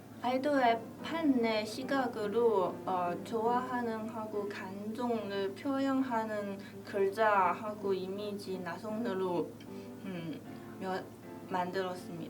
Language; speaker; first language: Korean; non-native, learner; Chinese